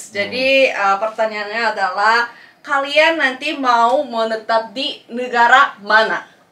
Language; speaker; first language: Indonesian; non-native, fluent; Korean